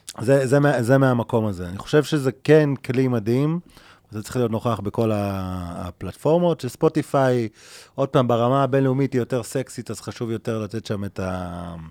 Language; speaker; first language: Hebrew; native; Hebrew